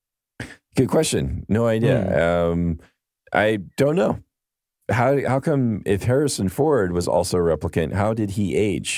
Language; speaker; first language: English; native; English